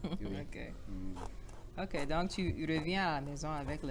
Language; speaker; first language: French; non-native, learner; English